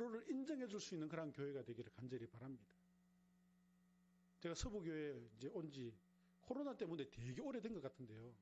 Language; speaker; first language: Korean; native; Korean